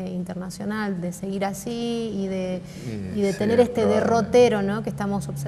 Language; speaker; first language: Spanish; native; Spanish